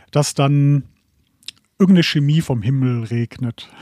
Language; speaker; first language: German; native; German